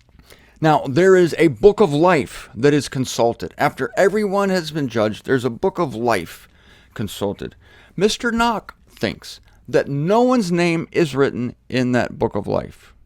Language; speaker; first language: English; native; English